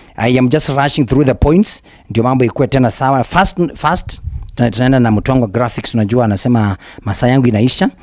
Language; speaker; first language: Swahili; non-native, local second language; Luyia